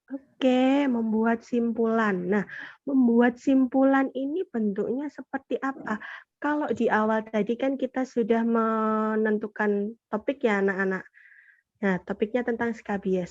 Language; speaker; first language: Indonesian; native; Indonesian